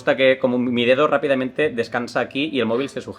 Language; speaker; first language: Spanish; native; Spanish